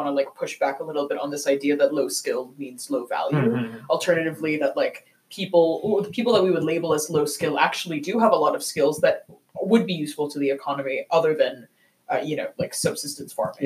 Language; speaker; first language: English; non-native, local second language; Cantonese